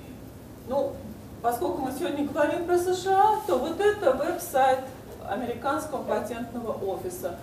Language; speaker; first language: Russian; native; Russian